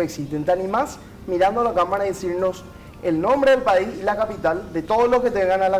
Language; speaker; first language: Spanish; native; Spanish